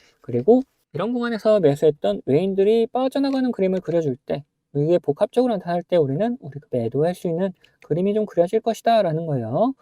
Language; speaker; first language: Korean; native; Korean